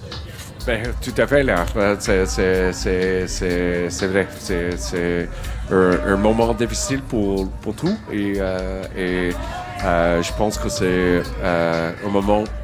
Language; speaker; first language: French; non-native, learner; English